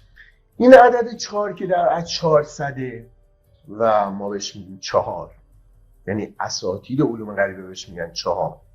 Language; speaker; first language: Persian; native; Persian